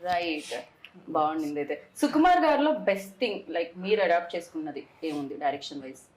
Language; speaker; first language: Telugu; native; Telugu